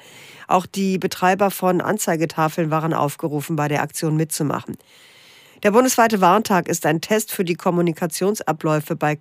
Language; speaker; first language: German; native; German